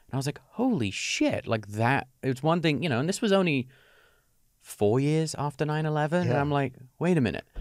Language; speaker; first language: English; native; English